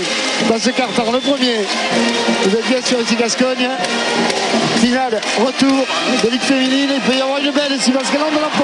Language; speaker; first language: French; native; French